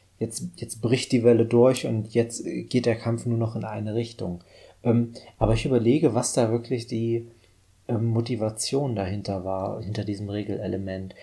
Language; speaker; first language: German; native; German